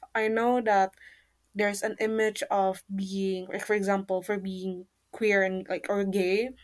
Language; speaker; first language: English; non-native, fluent; Indonesian